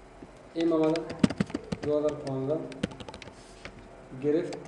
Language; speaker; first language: Persian; non-native, local second language; Pashto